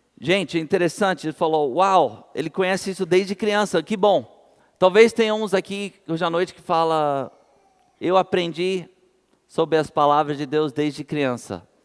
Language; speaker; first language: Portuguese; non-native, fluent; English